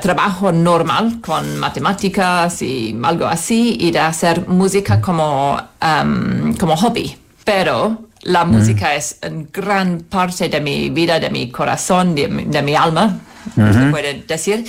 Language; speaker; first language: Spanish; non-native, fluent; English